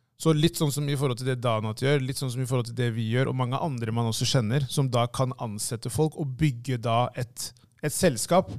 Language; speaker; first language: Norwegian; early bilingual, other home language; Tigrinya